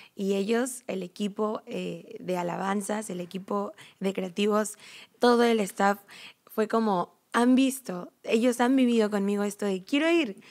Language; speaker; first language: Spanish; native; Spanish